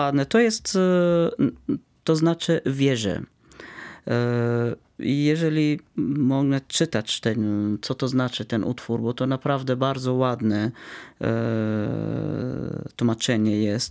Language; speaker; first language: Polish; non-native, fluent; Arabic